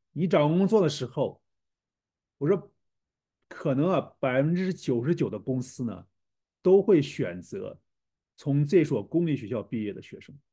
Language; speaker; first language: Chinese; native; Chinese